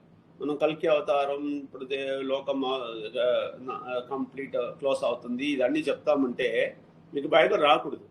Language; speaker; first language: Telugu; non-native, learner; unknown